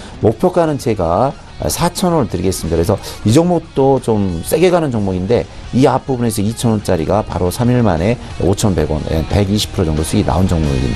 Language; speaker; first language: Korean; native; Korean